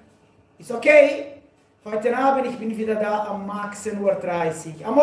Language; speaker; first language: German; non-native, fluent; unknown